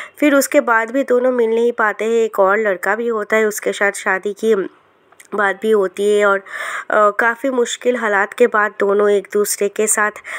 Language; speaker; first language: Hindi; non-native, local second language; Bangla